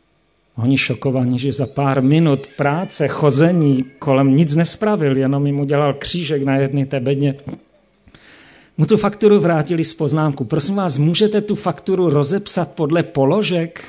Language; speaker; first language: Czech; native; Czech